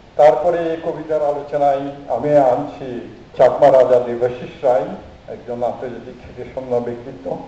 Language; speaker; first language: Bangla; non-native, local second language; Chakma